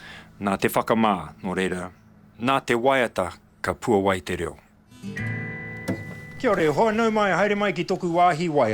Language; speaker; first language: Māori; non-native, local second language; English